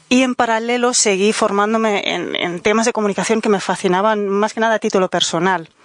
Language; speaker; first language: Spanish; non-native, fluent; Dutch